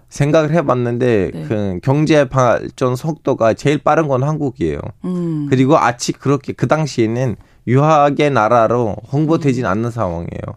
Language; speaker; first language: Korean; non-native, fluent; Turkish